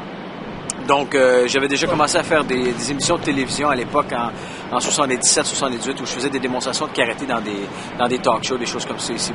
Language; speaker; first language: French; native; French